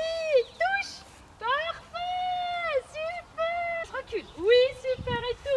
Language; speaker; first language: French; native; French